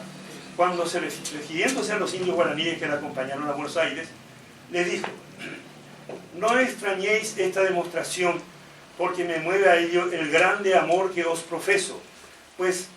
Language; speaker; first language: Spanish; native; Spanish